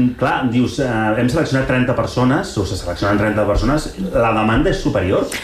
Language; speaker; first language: Catalan; native; Catalan